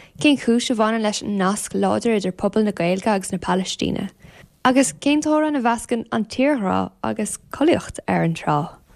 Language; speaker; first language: Irish; native; Irish